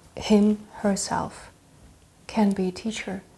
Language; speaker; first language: English; early bilingual, other home language; Russian